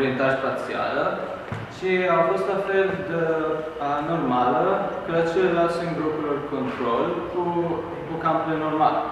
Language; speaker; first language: Romanian; non-native, fluent; Arabic